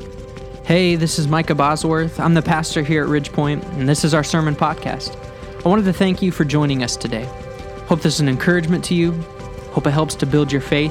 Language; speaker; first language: English; native; English